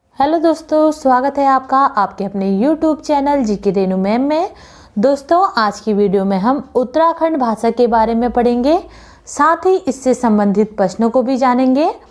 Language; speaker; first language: Hindi; native; Hindi